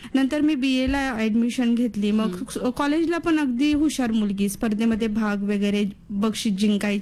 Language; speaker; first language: Marathi; native; Marathi